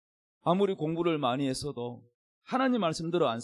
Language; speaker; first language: Korean; native; Korean